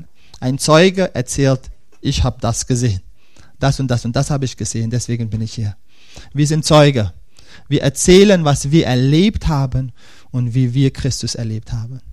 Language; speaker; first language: German; non-native, fluent; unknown